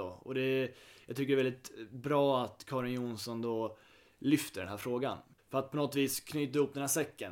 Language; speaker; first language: Swedish; native; Swedish